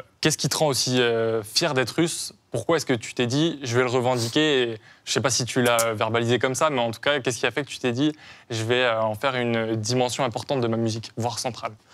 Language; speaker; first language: French; native; French